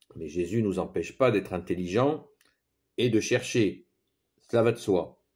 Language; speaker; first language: French; native; French